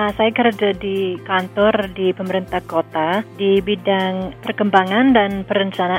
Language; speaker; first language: Indonesian; non-native, fluent; English